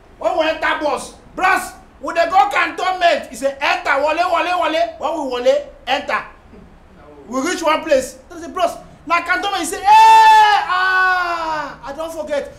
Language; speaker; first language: Nigerian Pidgin; non-native, local second language; Hausa